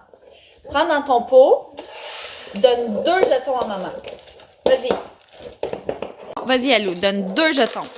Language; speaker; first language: French; native; French